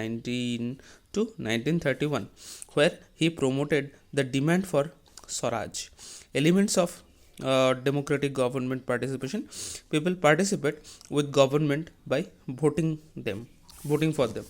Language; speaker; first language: English; non-native, local second language; Hindi